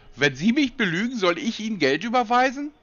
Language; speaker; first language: German; native; German